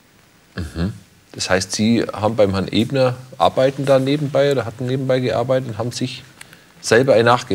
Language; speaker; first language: German; native; German